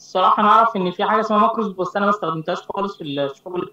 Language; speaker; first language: Arabic; native; Arabic